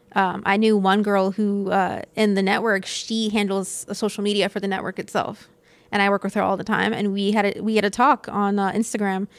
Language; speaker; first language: English; native; English